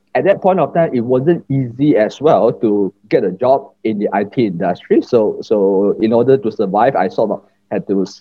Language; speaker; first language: English; non-native, local second language; Chinese